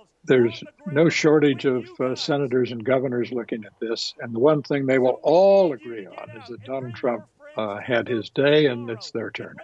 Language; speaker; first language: English; native; English